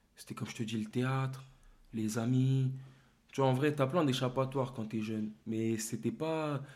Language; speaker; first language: French; native; French